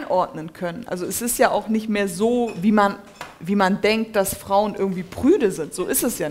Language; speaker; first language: German; early bilingual, other home language; Turkish